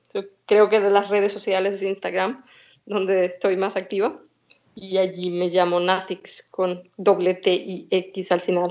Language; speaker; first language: Spanish; native; Spanish